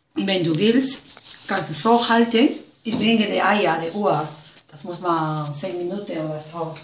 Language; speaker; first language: German; non-native, learner; Spanish